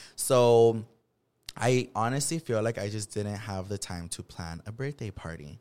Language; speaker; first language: English; native; English